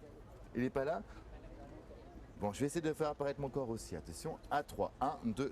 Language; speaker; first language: French; native; French